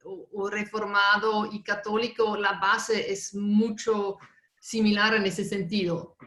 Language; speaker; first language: Spanish; non-native, fluent; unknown